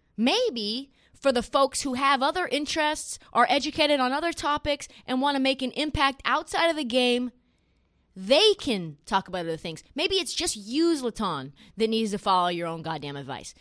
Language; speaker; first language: English; native; English